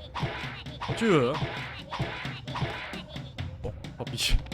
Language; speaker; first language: French; native; French